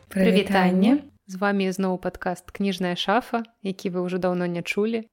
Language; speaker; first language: Belarusian; non-native, local second language; Russian